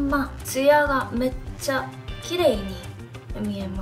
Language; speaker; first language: Japanese; non-native, fluent; Korean